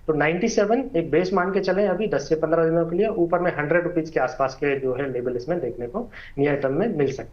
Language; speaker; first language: Hindi; native; Hindi